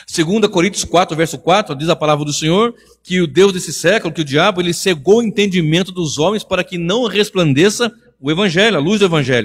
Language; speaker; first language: Portuguese; native; Portuguese